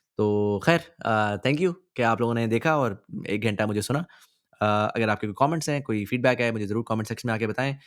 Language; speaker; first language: Urdu; native; Urdu